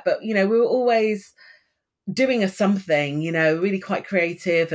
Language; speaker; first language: English; native; English